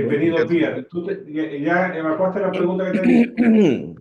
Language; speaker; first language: Spanish; native; Spanish